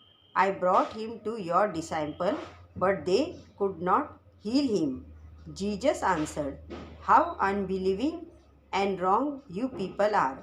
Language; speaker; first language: English; non-native, local second language; Hindi